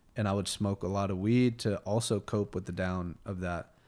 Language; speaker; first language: English; native; English